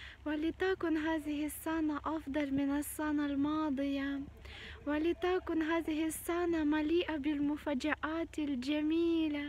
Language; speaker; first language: Arabic; non-native, fluent; Ukrainian